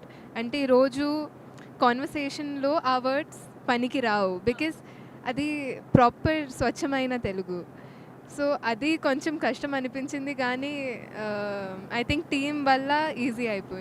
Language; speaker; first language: Telugu; non-native, fluent; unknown